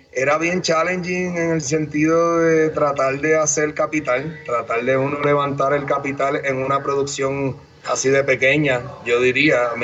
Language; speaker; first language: Spanish; native; Spanish